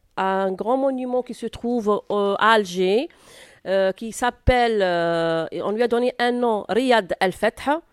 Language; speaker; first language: French; non-native, local second language; Arabic